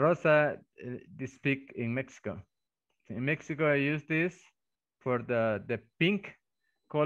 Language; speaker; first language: English; non-native, fluent; Spanish